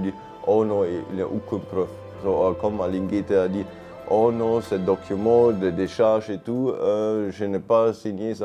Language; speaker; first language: French; non-native, learner; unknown